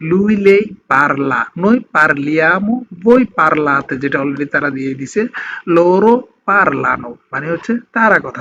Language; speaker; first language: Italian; non-native, fluent; Bangla